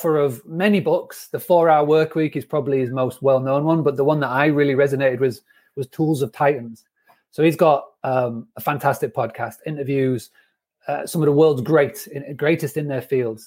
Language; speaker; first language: English; native; English